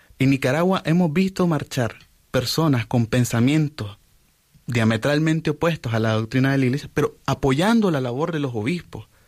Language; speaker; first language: Spanish; native; Spanish